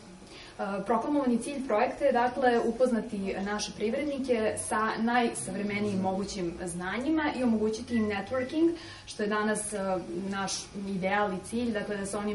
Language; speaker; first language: Serbian; native; Serbian